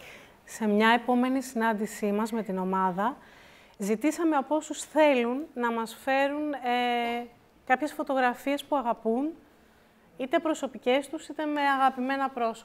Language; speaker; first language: Greek; native; Greek